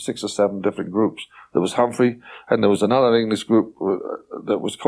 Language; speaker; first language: English; native; English